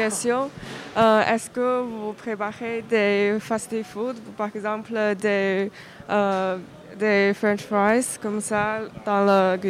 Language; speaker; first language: French; non-native, learner; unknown